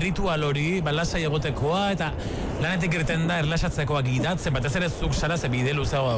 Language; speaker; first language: Basque; native; Basque